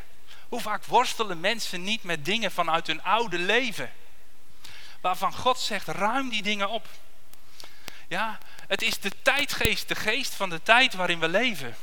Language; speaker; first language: Dutch; native; Dutch